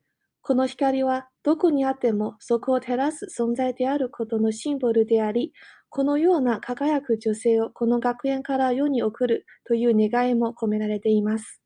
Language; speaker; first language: Japanese; non-native, learner; English